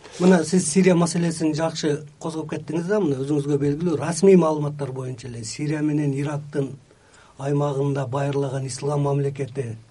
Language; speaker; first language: Kyrgyz; native; Kyrgyz